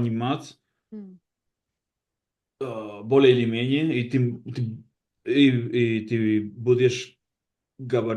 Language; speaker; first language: Russian; non-native, learner; Basque